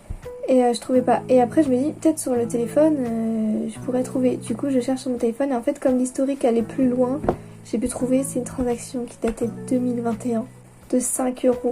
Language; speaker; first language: French; native; French